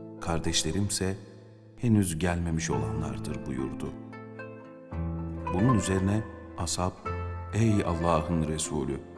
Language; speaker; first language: Turkish; native; Turkish